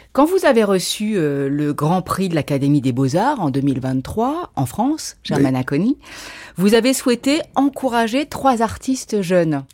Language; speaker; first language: French; native; French